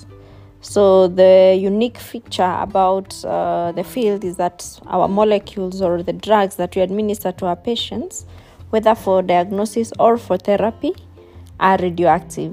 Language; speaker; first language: English; non-native, local second language; Kikuyu